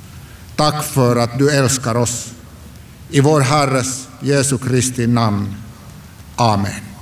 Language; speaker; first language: Swedish; non-native, local second language; Finnish